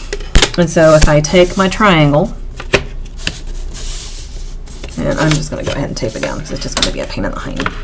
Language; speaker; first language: English; native; English